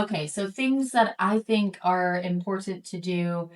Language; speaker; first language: English; native; English